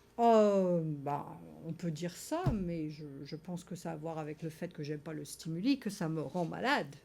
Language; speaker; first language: French; native; French